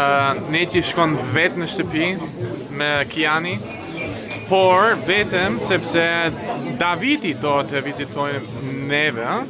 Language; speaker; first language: Albanian; non-native, learner; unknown